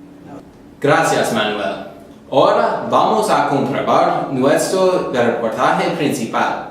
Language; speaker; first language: Spanish; non-native, learner; English